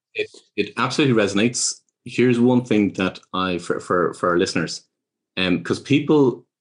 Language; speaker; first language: English; native; English